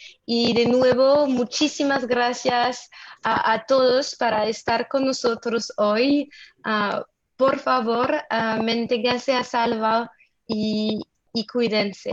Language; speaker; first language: Spanish; non-native, fluent; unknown